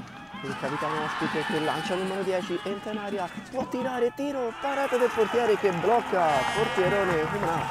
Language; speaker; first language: Italian; native; Italian